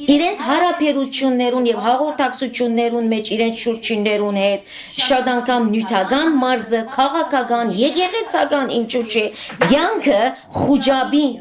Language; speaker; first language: Armenian; early bilingual, heritage; Armenian